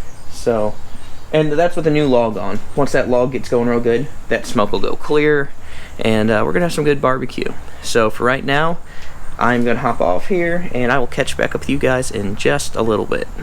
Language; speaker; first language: English; native; English